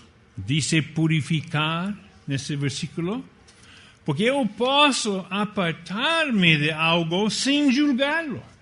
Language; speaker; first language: Portuguese; non-native, fluent; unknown